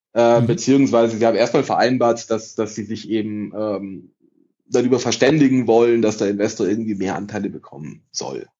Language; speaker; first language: German; early bilingual, other home language; Italian